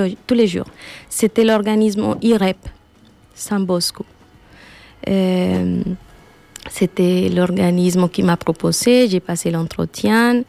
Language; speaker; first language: French; non-native, learner; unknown